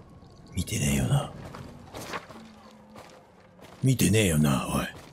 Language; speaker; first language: Japanese; native; Japanese